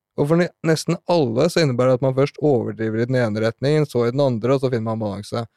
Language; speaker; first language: Norwegian; native; Norwegian